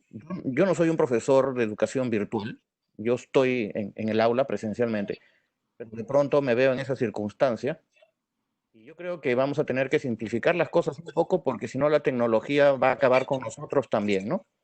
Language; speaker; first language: Spanish; native; Spanish